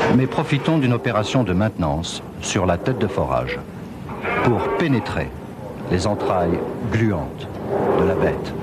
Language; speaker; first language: French; native; French